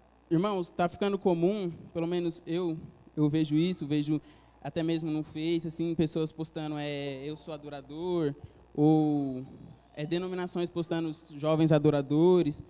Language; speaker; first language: Portuguese; native; Portuguese